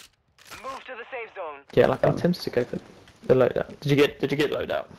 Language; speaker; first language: English; native; English